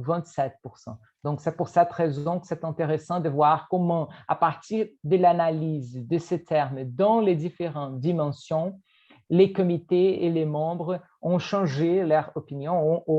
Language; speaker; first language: French; non-native, fluent; Portuguese